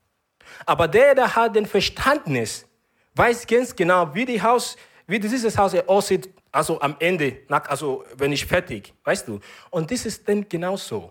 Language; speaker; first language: German; non-native, learner; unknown